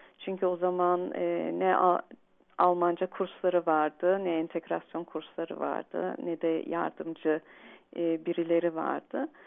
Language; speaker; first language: Turkish; early bilingual, heritage; Turkish